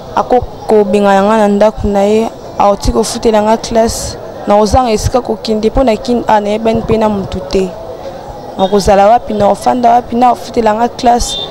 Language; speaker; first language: Lingala; non-native, local second language; Luba-Lulua